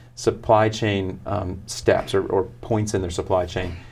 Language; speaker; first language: English; native; English